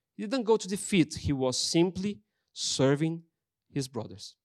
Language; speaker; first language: English; non-native, fluent; Portuguese